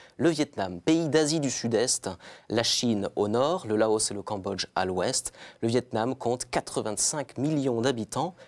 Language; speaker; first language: French; native; French